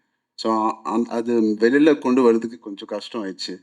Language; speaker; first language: Tamil; non-native, learner; Telugu